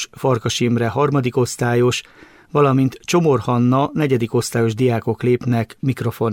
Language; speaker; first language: Hungarian; native; Hungarian